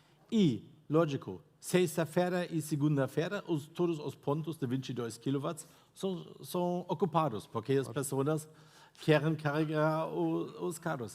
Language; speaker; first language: Portuguese; non-native, fluent; German